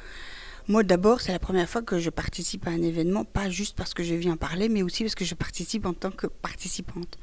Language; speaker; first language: French; early bilingual, other home language; Persian